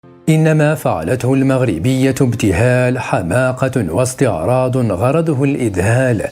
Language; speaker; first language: Arabic; native; Arabic